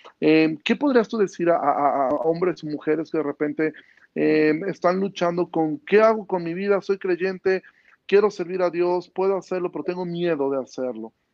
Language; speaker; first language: Spanish; native; Spanish